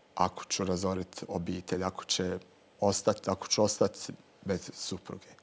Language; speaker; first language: Croatian; native; Croatian